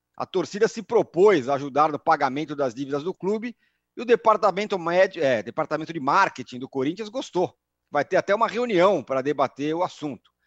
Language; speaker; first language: Portuguese; native; Portuguese